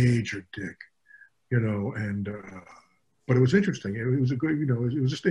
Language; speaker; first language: English; native; English